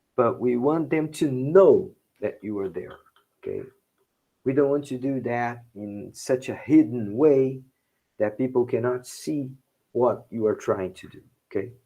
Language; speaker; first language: English; non-native, fluent; Portuguese